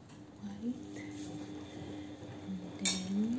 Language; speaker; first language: English; non-native, local second language; Filipino